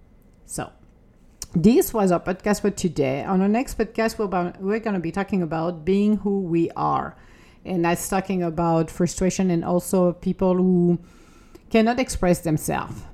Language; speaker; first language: English; non-native, fluent; French